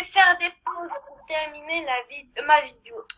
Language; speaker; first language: French; native; French